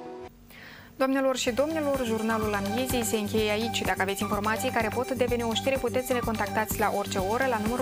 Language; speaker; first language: Romanian; native; Romanian